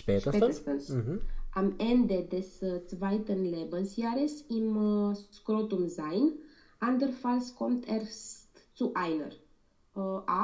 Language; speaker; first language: German; non-native, learner; Romanian